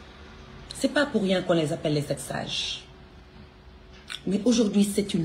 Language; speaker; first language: French; non-native, local second language; Wolof